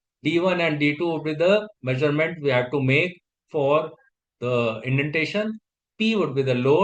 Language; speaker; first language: English; non-native, local second language; Hindi